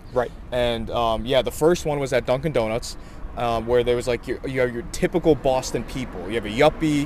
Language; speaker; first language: English; native; English